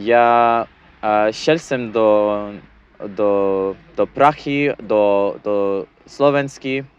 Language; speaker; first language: Slovak; non-native, learner; English